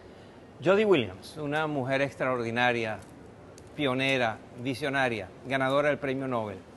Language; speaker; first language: Spanish; native; Spanish